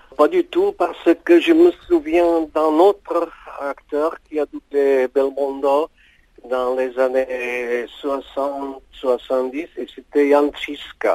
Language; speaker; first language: French; non-native, fluent; Czech